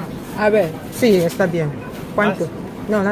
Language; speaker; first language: Spanish; non-native, fluent; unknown